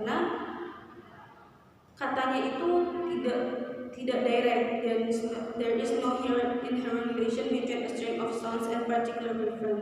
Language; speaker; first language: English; non-native, learner; Indonesian